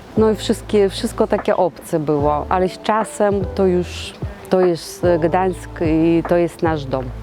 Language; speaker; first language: Polish; non-native, fluent; Russian